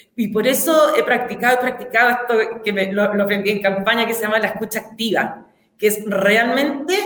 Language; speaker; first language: Spanish; native; Spanish